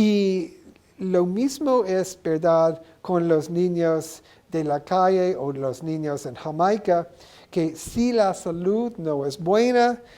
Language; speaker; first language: Spanish; non-native, learner; English